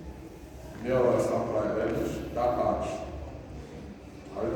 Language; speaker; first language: Portuguese; non-native, learner; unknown